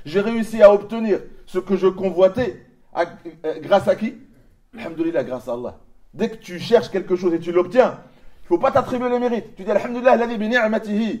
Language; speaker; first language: French; native; French